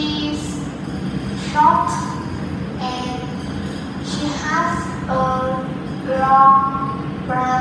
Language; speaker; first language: English; non-native, learner; Vietnamese